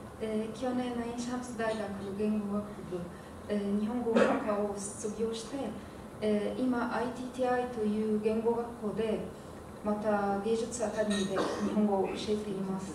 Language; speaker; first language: Japanese; non-native, fluent; Arabic